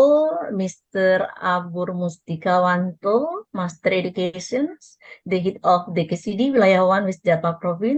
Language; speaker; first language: English; non-native, learner; Indonesian